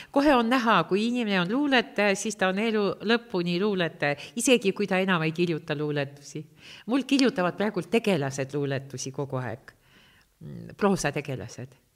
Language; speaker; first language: Estonian; non-native, local second language; Russian